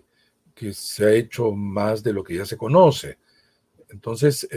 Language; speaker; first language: Spanish; native; Spanish